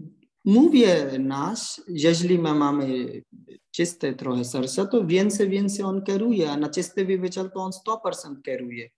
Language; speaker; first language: Polish; non-native, learner; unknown